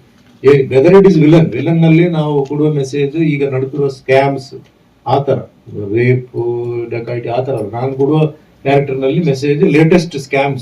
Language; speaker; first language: Kannada; non-native, fluent; Tulu